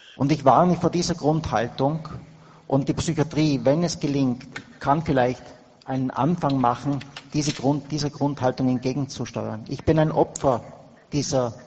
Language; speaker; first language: German; native; German